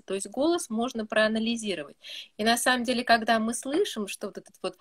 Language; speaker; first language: Russian; native; Russian